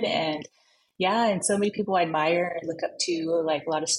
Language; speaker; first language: English; native; English